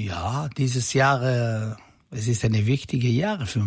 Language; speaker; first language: German; non-native, learner; Italian